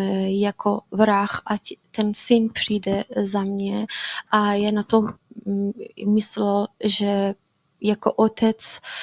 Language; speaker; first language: Czech; non-native, fluent; Persian